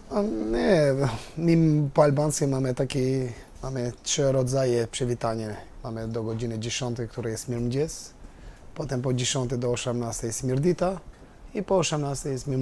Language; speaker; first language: Polish; non-native, learner; Albanian